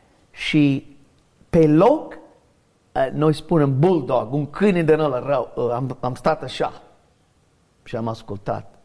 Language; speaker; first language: Romanian; non-native, learner; English